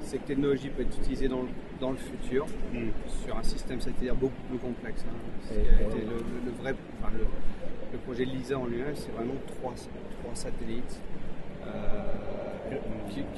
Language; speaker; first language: French; native; French